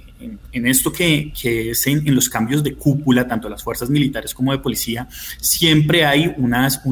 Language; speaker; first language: Spanish; native; Spanish